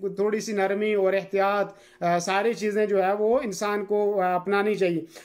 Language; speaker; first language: Urdu; non-native, local second language; Gujari